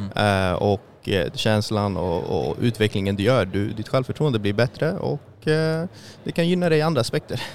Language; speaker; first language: Swedish; early bilingual, other home language; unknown